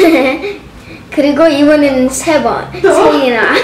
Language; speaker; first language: Korean; early bilingual, heritage; Korean